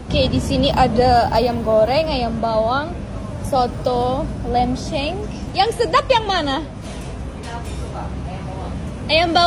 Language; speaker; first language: Indonesian; non-native, learner; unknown